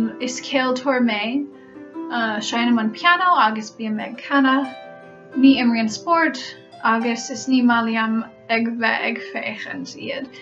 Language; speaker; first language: Irish; non-native, learner; English